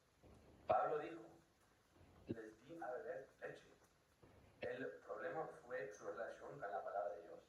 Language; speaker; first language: Spanish; non-native, fluent; English